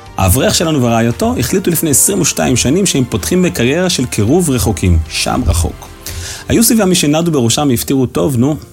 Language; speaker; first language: Hebrew; native; Hebrew